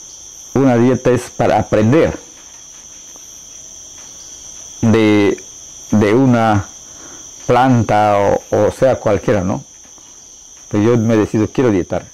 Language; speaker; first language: Spanish; non-native, local second language; Shipibo-Conibo